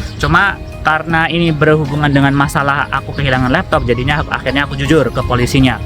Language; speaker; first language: Indonesian; native; Indonesian